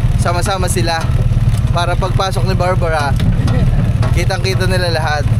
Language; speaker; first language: Filipino; native; Filipino